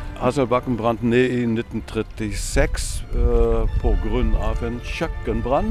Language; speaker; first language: Norwegian; non-native, fluent; German